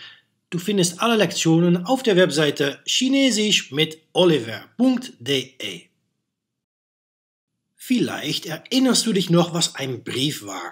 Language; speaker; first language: German; non-native, fluent; Dutch